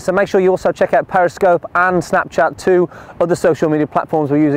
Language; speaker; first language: English; native; English